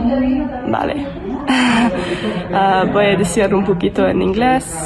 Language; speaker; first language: Spanish; non-native, learner; English